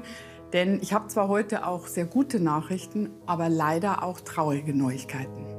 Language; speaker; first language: German; native; German